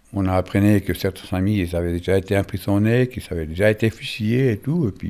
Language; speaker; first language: French; non-native, fluent; Spanish